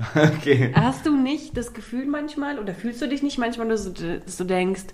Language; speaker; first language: German; early bilingual, other home language; Russian